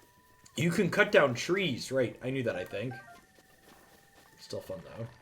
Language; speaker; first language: English; native; English